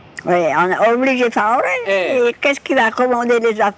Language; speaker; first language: French; non-native, local second language; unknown